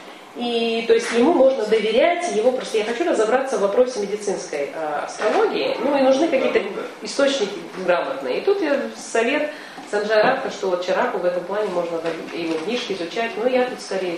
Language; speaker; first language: Russian; native; Russian